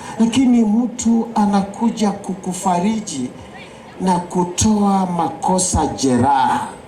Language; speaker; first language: Swahili; non-native, local second language; Luyia